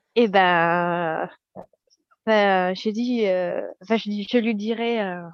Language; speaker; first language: French; non-native, local second language; Malagasy